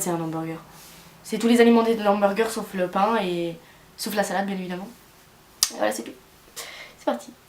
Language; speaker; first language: French; native; French